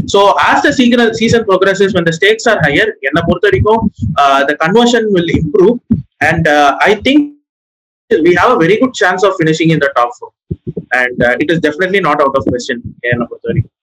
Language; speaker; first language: English; non-native, local second language; Tamil